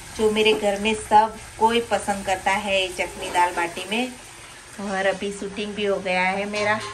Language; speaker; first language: Hindi; non-native, local second language; Gujarati